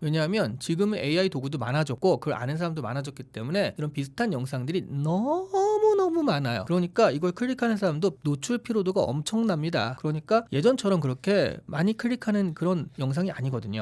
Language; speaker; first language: Korean; native; Korean